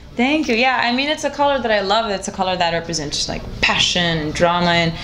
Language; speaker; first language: English; non-native, fluent; Portuguese